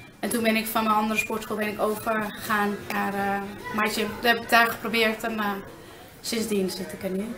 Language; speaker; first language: Dutch; early bilingual, other home language; Arabic